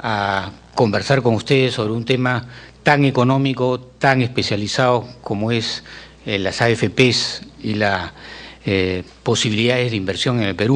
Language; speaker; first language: Spanish; native; Spanish